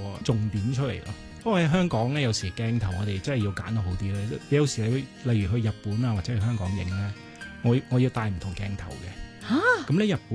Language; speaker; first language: Cantonese; native; Cantonese